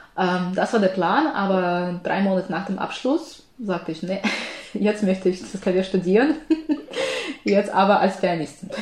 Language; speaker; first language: German; non-native, fluent; Ukrainian